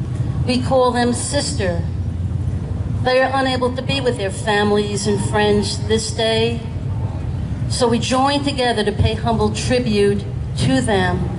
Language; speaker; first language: English; native; English